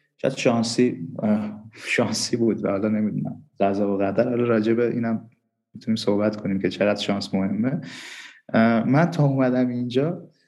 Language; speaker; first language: Persian; non-native, local second language; Armenian